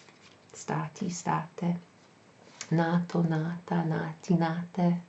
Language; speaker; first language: Italian; non-native, fluent; English